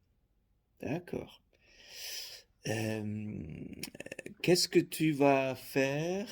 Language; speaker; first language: French; non-native, fluent; Faroese